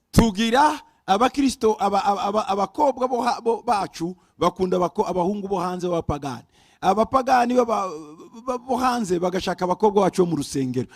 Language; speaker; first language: Kinyarwanda; early bilingual, heritage; Kinyarwanda